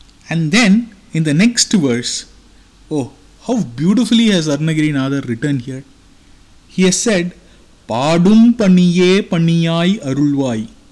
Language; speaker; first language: English; non-native, local second language; Tamil